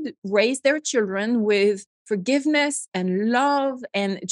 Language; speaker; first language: English; non-native, fluent; French